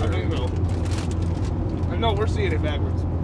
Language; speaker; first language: English; native; English